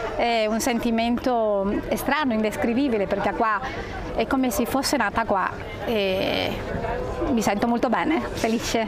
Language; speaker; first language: Italian; non-native, fluent; Spanish